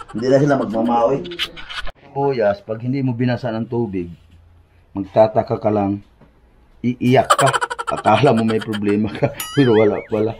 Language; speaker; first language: Filipino; non-native, local second language; Cebuano